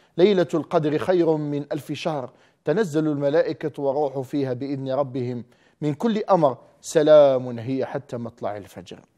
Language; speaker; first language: Arabic; native; Arabic